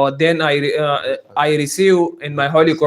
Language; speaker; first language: English; non-native, learner; Pashto